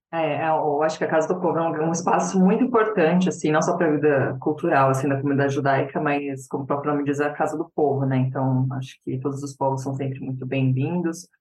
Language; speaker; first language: Portuguese; native; Portuguese